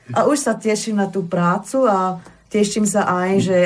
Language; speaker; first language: Slovak; non-native, fluent; German